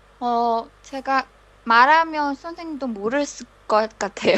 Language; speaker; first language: Korean; non-native, learner; Chinese